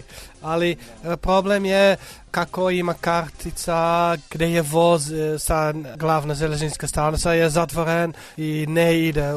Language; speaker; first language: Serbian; non-native, learner; Dutch